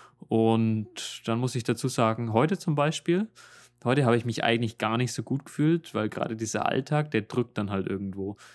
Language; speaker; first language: German; native; German